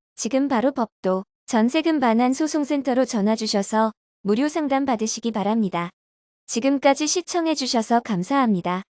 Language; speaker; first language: Korean; native; Korean